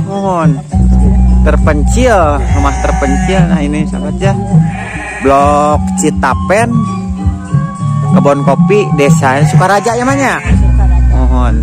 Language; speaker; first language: Indonesian; non-native, local second language; Sundanese